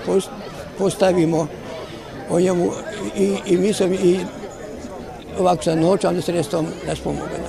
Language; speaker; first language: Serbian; non-native, local second language; Hungarian